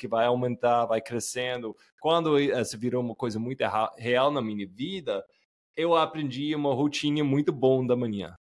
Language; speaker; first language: Portuguese; non-native, fluent; English